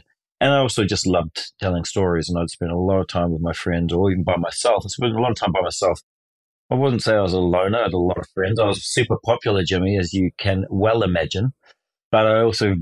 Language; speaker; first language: English; native; English